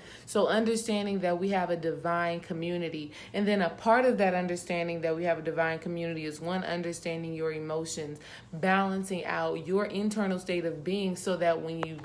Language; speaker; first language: English; native; English